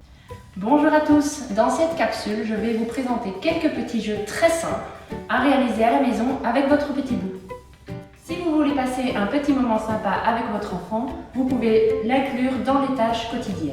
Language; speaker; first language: French; native; French